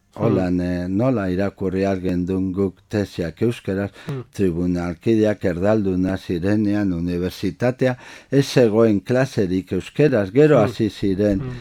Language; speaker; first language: Basque; non-native, local second language; Spanish